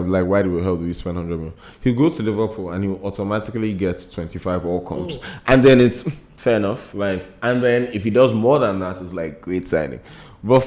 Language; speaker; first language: English; non-native, local second language; Yoruba